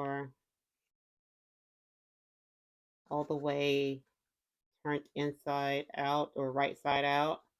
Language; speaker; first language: English; native; English